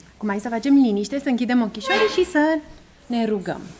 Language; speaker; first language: Romanian; native; Romanian